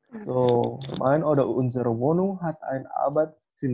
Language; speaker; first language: German; non-native, fluent; Indonesian